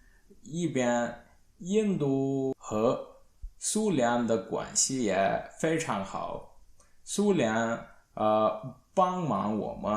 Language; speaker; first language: Chinese; non-native, learner; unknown